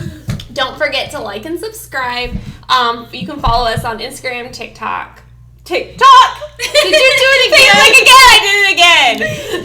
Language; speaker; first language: English; native; English